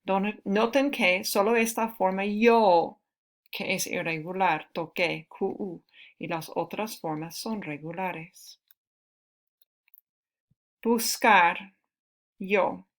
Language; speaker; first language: Spanish; non-native, fluent; English